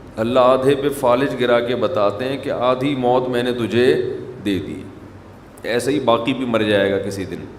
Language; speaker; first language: Urdu; native; Urdu